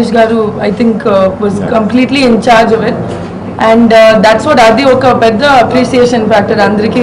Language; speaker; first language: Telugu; non-native, local second language; Tamil